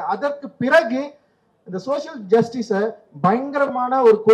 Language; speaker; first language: Tamil; native; Tamil